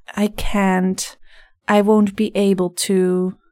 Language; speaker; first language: English; non-native, fluent; Dutch